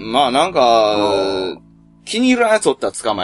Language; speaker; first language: Japanese; native; Japanese